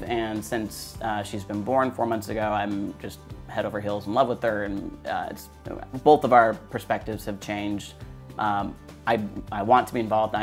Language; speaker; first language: English; native; English